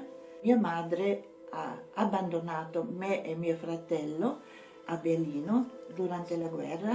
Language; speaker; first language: Italian; non-native, fluent; German